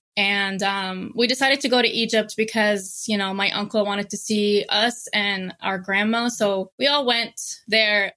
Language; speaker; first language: English; non-native, fluent; Arabic